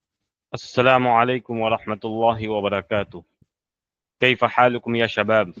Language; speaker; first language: Arabic; non-native, fluent; Urdu